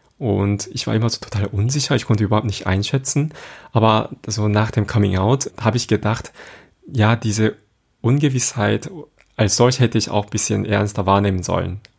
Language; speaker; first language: German; non-native, fluent; Korean